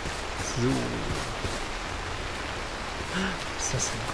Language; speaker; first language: German; native; German